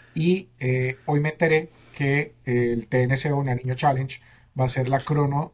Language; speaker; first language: Spanish; native; Spanish